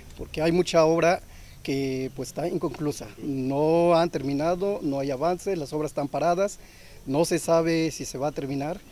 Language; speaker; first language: Spanish; native; Spanish